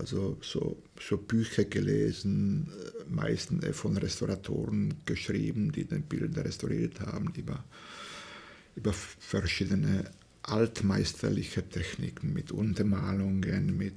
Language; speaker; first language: German; non-native, fluent; Slovak